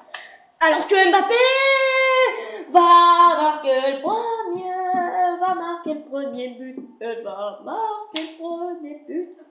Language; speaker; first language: French; native; French